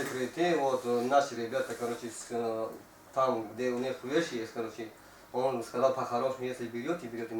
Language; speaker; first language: Russian; non-native, learner; Tajik